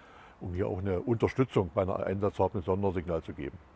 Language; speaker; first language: German; native; German